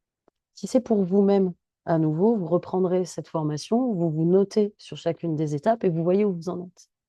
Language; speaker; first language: French; native; French